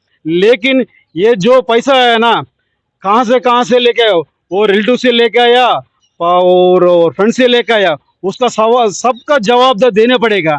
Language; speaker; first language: Hindi; non-native, local second language; Telugu